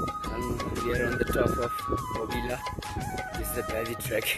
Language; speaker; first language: English; non-native, local second language; Ladakhi